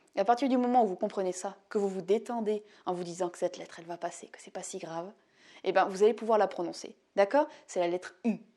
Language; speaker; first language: French; native; French